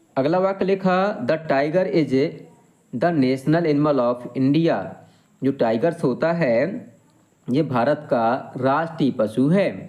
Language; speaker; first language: Hindi; native; Hindi